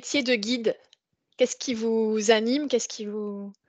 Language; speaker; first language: French; native; French